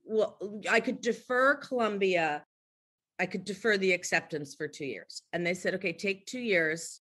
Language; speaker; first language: English; native; English